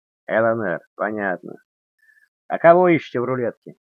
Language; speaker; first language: Russian; native; Russian